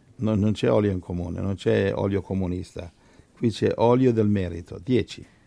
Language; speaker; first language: Italian; native; Italian